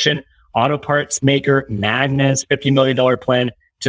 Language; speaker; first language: English; native; English